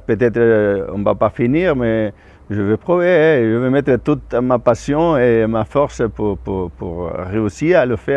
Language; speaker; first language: French; non-native, fluent; Spanish